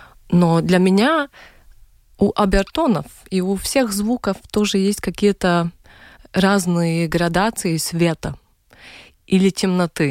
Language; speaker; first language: Russian; non-native, local second language; Latvian